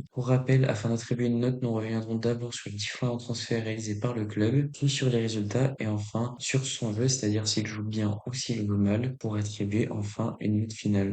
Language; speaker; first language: French; native; French